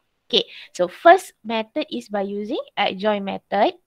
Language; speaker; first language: English; non-native, local second language; Malay